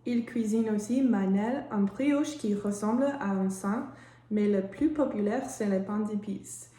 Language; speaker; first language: French; non-native, learner; English